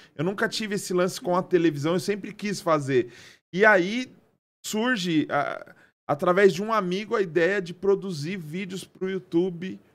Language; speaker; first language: Portuguese; native; Portuguese